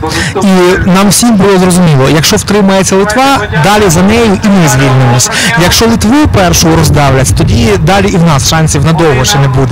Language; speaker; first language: Ukrainian; native; Ukrainian